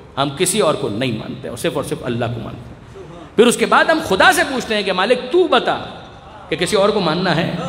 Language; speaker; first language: Urdu; non-native, local second language; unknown